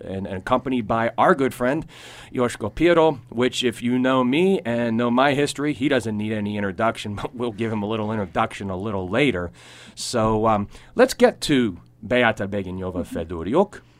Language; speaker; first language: English; native; English